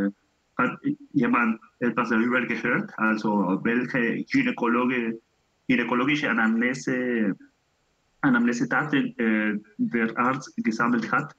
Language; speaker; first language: German; non-native, learner; Spanish